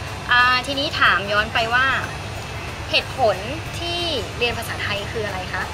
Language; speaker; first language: Thai; native; Thai